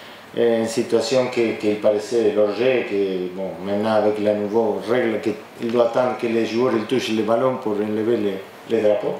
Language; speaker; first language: French; non-native, fluent; Spanish